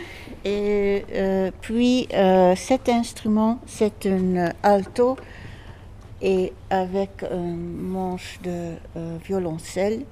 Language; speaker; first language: French; non-native, fluent; Dutch